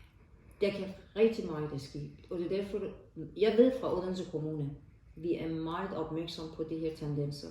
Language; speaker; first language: Danish; non-native, fluent; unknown